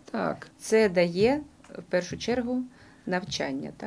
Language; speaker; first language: Ukrainian; native; Ukrainian